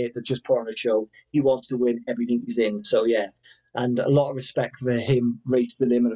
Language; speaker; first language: English; native; English